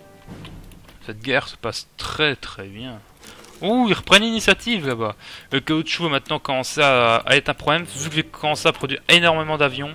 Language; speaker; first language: French; native; French